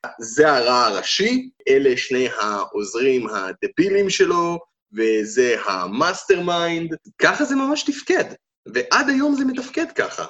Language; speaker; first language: Hebrew; native; Hebrew